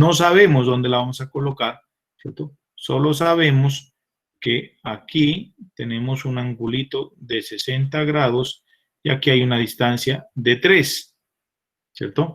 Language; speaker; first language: Spanish; native; Spanish